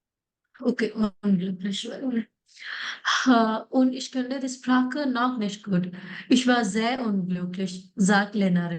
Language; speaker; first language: German; non-native, fluent; Malayalam